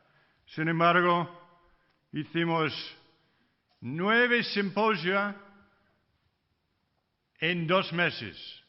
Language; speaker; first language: Spanish; non-native, fluent; English